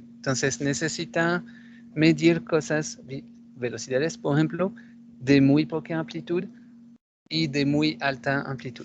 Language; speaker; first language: Spanish; non-native, fluent; French